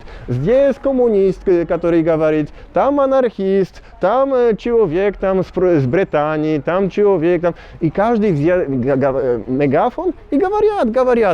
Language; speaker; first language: Russian; non-native, learner; Polish